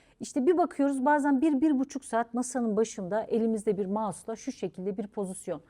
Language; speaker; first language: Turkish; native; Turkish